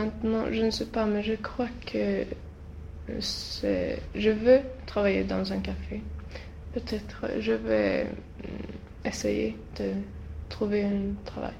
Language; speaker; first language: French; non-native, learner; Swedish